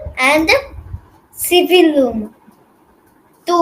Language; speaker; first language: English; non-native, learner; Hindi